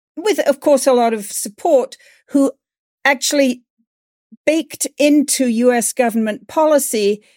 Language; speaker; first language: English; native; English